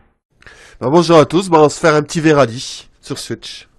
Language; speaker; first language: French; native; French